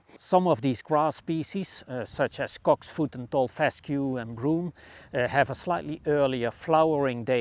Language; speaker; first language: English; non-native, fluent; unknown